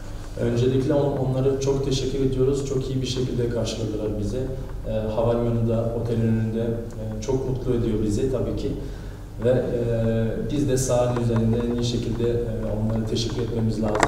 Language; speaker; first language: Turkish; early bilingual, heritage; Turkish